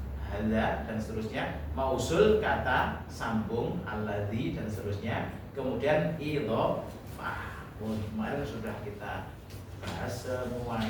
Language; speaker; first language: Indonesian; native; Indonesian